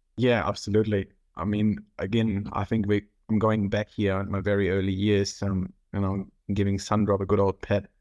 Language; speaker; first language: English; non-native, fluent; German